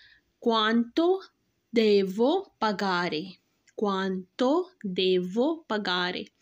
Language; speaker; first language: Italian; non-native, fluent; Urdu